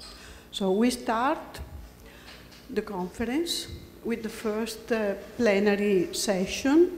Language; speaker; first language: English; non-native, fluent; Italian